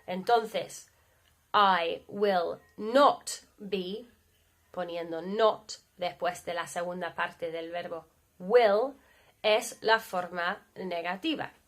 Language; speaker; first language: Spanish; non-native, fluent; English